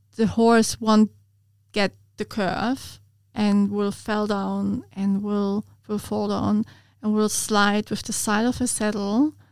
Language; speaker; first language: English; non-native, fluent; German